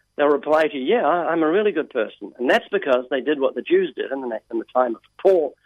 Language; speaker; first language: English; native; English